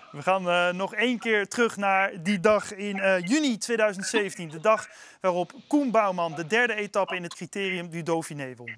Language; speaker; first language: Dutch; native; Dutch